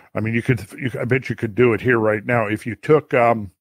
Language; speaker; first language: English; native; English